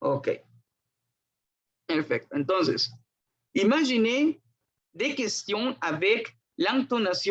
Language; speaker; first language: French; non-native, fluent; Spanish